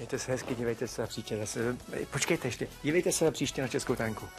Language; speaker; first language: Czech; native; Czech